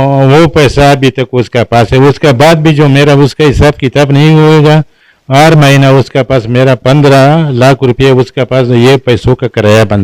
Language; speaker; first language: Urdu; non-native, local second language; Pashto